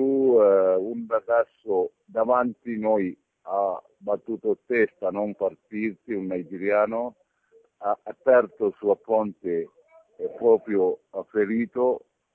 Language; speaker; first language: Italian; non-native, learner; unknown